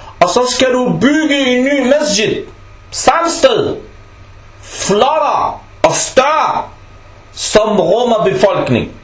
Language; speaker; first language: Danish; early bilingual, other home language; Arabic